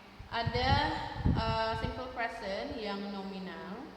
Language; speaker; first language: Indonesian; native; Indonesian